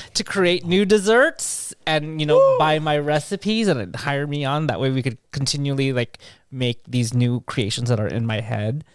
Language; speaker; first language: English; native; English